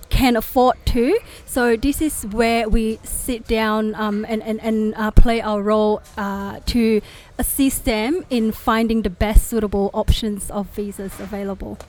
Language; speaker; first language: English; non-native, fluent; Indonesian